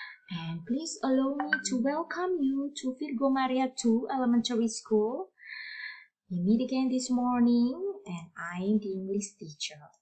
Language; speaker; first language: English; non-native, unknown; Indonesian